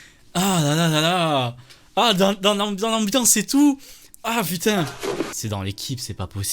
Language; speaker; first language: French; native; French